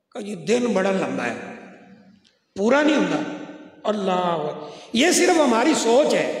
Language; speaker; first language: Urdu; non-native, local second language; Punjabi